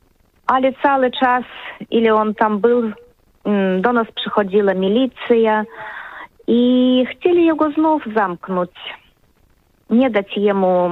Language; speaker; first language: Polish; non-native, learner; Russian